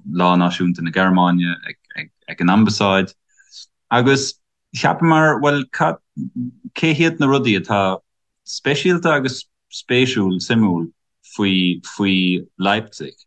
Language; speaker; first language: Irish; non-native, learner; German